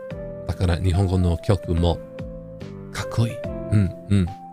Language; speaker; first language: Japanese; non-native, learner; English